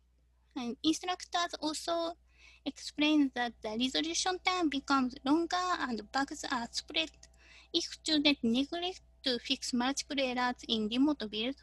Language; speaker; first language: English; non-native, fluent; Japanese